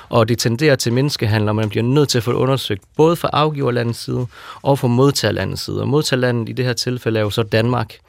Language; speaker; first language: Danish; native; Danish